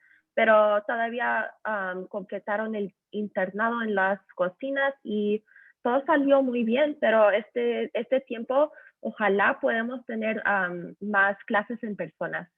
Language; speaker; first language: Spanish; early bilingual, heritage; Spanish